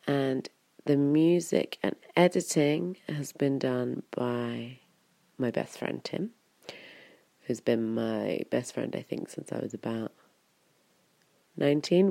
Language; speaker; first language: English; native; English